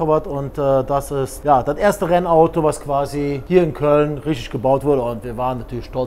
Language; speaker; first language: German; native; German